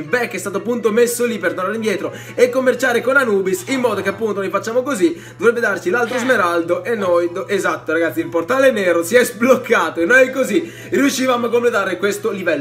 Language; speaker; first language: Italian; native; Italian